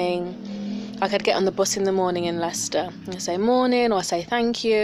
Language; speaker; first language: English; native; English